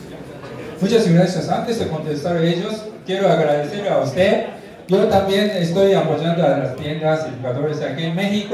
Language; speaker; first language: Spanish; non-native, learner; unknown